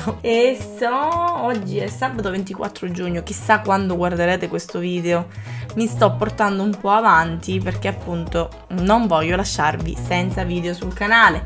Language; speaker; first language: Italian; native; Italian